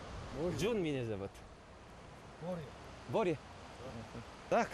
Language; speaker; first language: Russian; non-native, learner; Korean